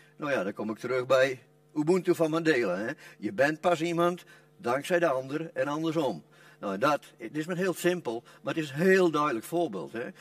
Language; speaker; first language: Dutch; non-native, local second language; Western Frisian